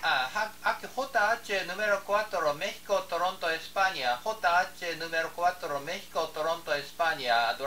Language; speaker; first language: Spanish; non-native, learner; Japanese